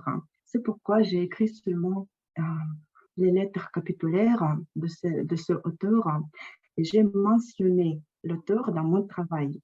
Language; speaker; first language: French; non-native, fluent; Russian